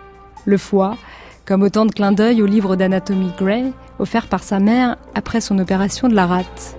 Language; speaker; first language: French; native; French